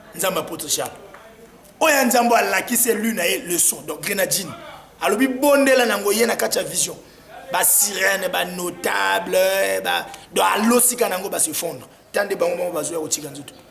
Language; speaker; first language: Lingala; native; Lingala